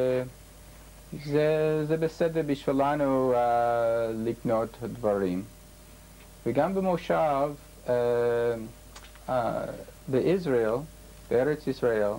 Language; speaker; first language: Hebrew; non-native, learner; English